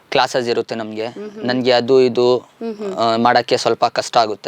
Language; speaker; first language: Kannada; non-native, local second language; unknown